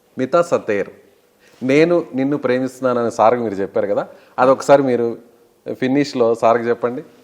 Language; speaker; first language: Telugu; native; Telugu